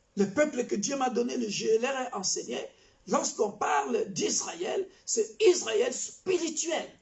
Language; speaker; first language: French; non-native, local second language; Kongo